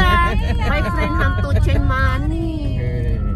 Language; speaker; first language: English; non-native, learner; Filipino